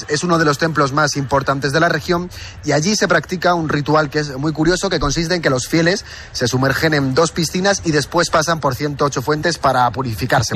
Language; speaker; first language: Spanish; native; Spanish